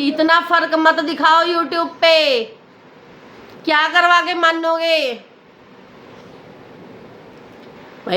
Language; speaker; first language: Hindi; native; Hindi